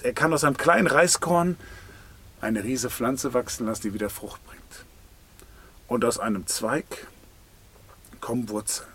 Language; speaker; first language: German; native; German